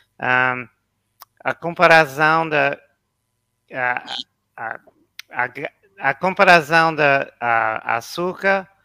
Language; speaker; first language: Portuguese; non-native, learner; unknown